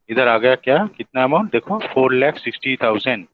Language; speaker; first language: Hindi; non-native, local second language; Bangla